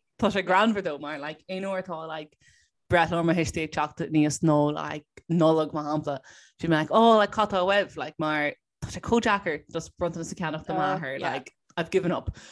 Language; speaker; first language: Irish; non-native, local second language; English